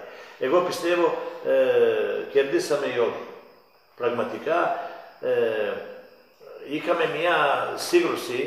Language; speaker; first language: Greek; non-native, fluent; Serbian